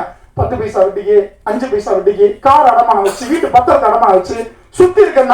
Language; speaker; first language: Tamil; native; Tamil